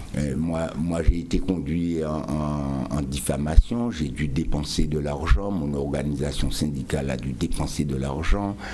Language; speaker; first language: French; native; French